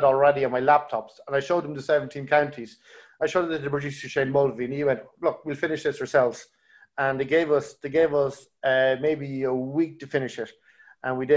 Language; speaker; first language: English; native; English